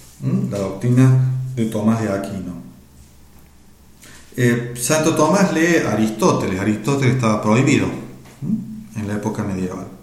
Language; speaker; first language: Spanish; native; Spanish